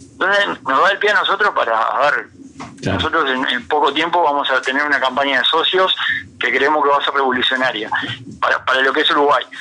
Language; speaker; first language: Spanish; native; Spanish